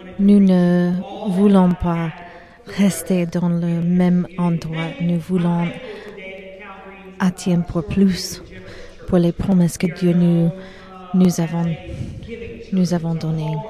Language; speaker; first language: French; non-native, learner; English